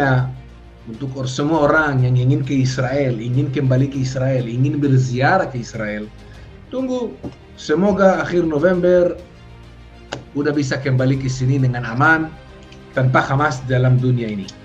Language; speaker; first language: Indonesian; non-native, fluent; Hebrew